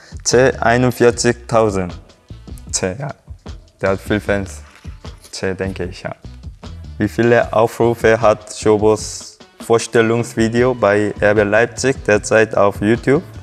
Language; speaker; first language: German; non-native, learner; Korean